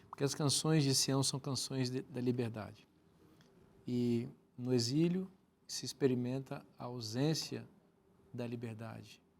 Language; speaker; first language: Portuguese; native; Portuguese